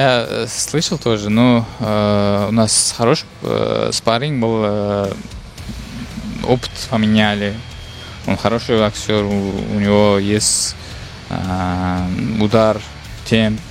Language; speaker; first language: Russian; non-native, local second language; Uzbek